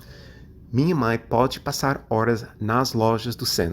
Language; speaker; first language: Portuguese; non-native, fluent; English